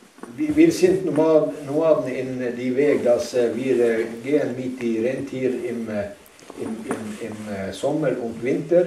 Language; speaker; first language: German; non-native, learner; Northern Sami